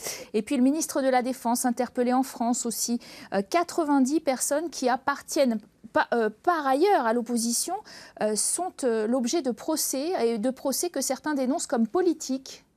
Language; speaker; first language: French; native; French